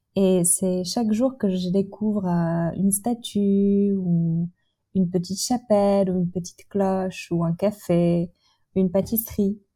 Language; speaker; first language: French; non-native, fluent; Czech